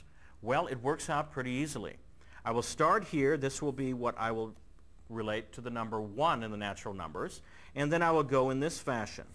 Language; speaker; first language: English; native; English